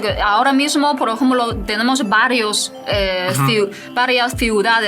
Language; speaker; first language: Spanish; non-native, fluent; Chinese